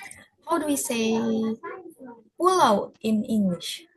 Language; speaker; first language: English; non-native, fluent; Indonesian